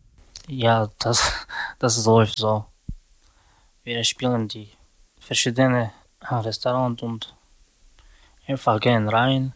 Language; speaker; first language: German; non-native, learner; Romany